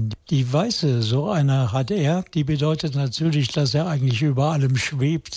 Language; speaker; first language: German; native; German